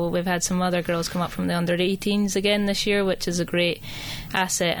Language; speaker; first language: English; native; English